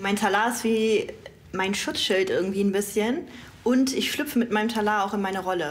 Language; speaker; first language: German; native; German